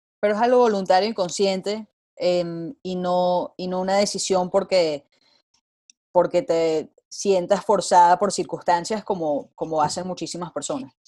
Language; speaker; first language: Spanish; native; Spanish